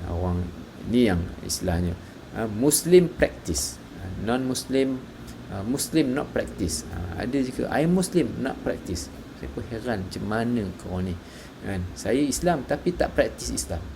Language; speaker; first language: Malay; native; Malay